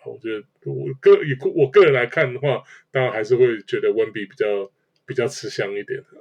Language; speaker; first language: Chinese; native; Chinese